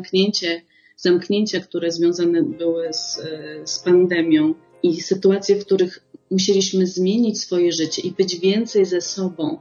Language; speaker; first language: Polish; native; Polish